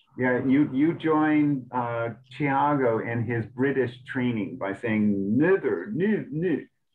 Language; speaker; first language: English; native; English